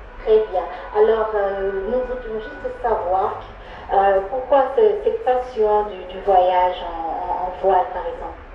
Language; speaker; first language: French; non-native, fluent; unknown